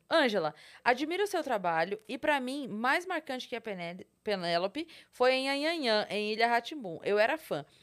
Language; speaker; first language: Portuguese; native; Portuguese